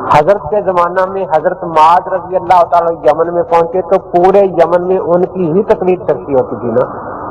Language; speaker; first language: Urdu; non-native, local second language; Punjabi